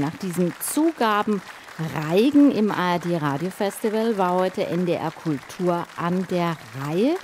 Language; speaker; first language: German; native; German